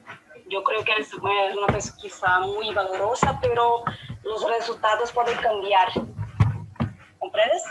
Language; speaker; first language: Spanish; non-native, fluent; Portuguese